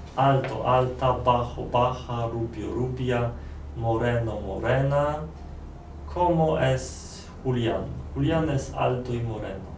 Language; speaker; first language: Spanish; non-native, learner; Polish